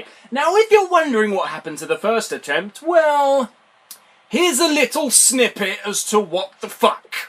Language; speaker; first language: English; native; English